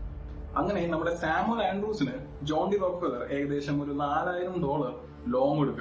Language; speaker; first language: Malayalam; native; Malayalam